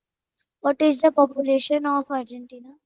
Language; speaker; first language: English; non-native, learner; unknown